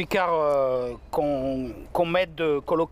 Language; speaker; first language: Portuguese; non-native, learner; French